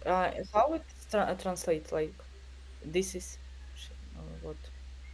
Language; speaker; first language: English; non-native, learner; Russian